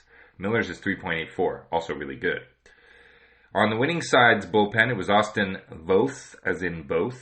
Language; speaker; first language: English; native; English